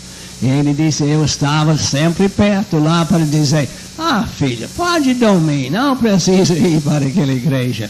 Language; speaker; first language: Portuguese; non-native, fluent; English